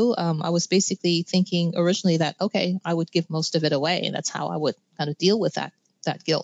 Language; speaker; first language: English; non-native, local second language; Cantonese